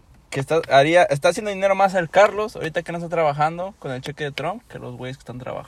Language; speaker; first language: Spanish; early bilingual, heritage; Spanish